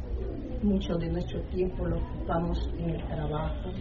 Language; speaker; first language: Spanish; native; Spanish